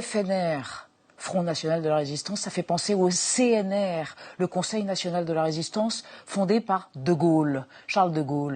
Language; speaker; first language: French; native; French